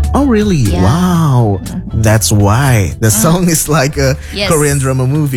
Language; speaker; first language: English; non-native, fluent; Indonesian